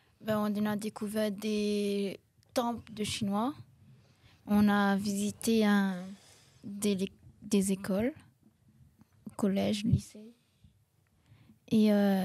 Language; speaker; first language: French; non-native, local second language; Réunion Creole French